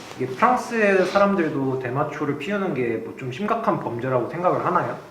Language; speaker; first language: Korean; native; Korean